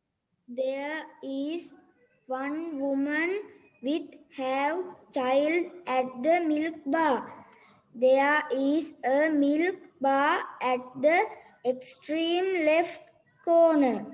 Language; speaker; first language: English; non-native, learner; Sinhala